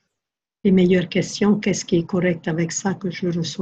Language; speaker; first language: French; non-native, fluent; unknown